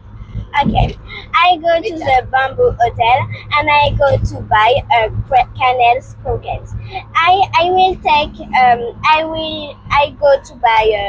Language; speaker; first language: English; non-native, learner; French